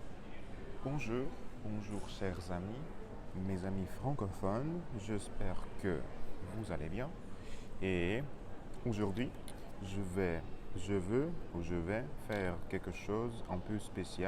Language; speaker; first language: French; non-native, learner; Russian